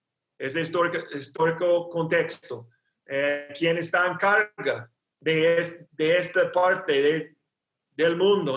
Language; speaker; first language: Spanish; non-native, learner; English